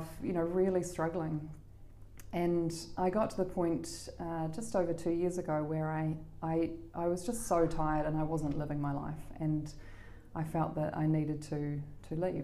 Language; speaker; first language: English; native; English